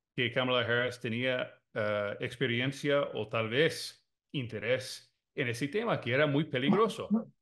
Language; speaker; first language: Spanish; non-native, fluent; English